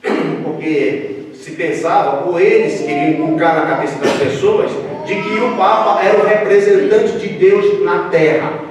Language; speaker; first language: Portuguese; native; Portuguese